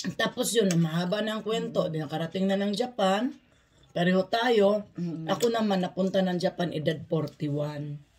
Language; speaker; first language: Filipino; native; Filipino